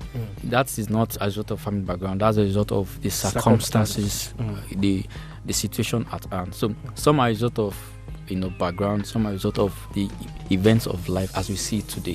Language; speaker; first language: English; non-native, local second language; Yoruba